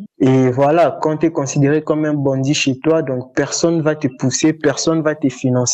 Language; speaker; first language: French; non-native, local second language; Lingala